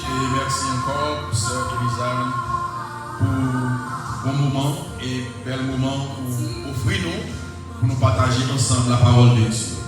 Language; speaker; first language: French; non-native, local second language; Haitian Creole